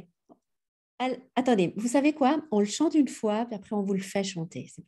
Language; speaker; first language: French; native; French